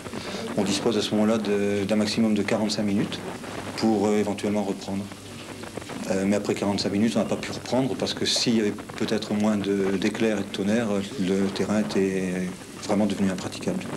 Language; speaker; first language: French; native; French